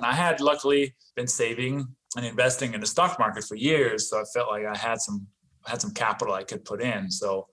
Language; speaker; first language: English; non-native, fluent; Danish